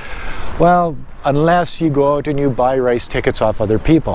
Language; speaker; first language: English; native; English